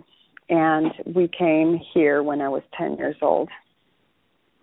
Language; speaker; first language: English; early bilingual, other home language; Spanish